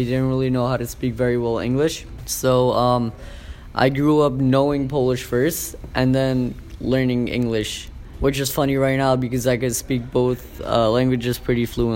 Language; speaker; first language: English; early bilingual, other home language; Polish